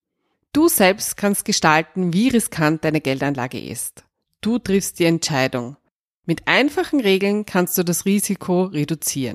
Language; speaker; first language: German; native; German